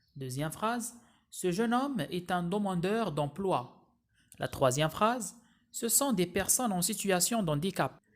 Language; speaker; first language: French; non-native, local second language; Arabic